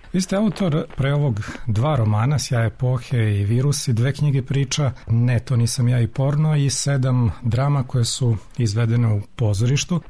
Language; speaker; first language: Serbian; native; Serbian